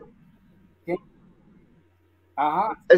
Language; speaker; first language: Spanish; native; Spanish